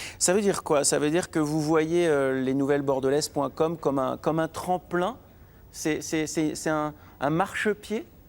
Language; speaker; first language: French; native; French